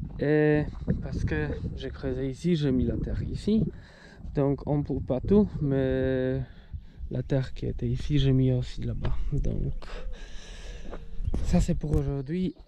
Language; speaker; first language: French; non-native, fluent; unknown